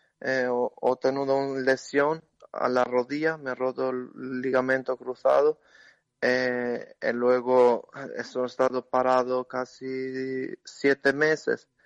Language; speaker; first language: Spanish; non-native, learner; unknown